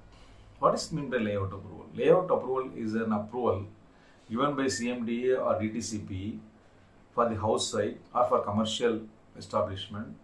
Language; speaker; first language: English; non-native, local second language; Tamil